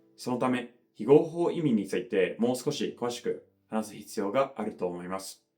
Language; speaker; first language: Japanese; non-native, fluent; English